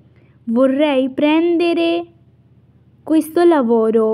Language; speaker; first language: Italian; non-native, fluent; Urdu